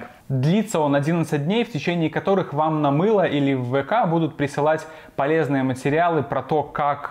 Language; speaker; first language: Russian; native; Russian